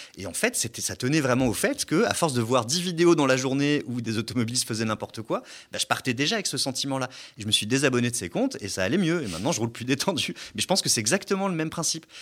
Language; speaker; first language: French; native; French